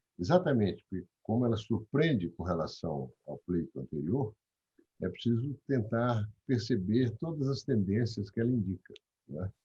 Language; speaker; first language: Portuguese; native; Portuguese